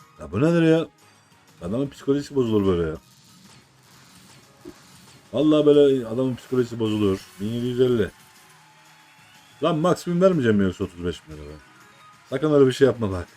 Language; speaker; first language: Turkish; native; Turkish